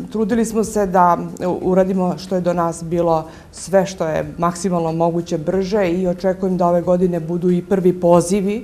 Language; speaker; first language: Serbian; native; Serbian